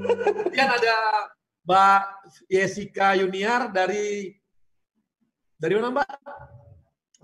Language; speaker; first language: Indonesian; native; Indonesian